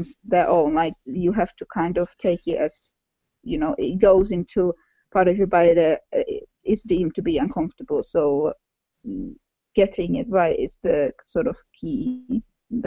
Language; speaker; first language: English; non-native, fluent; Czech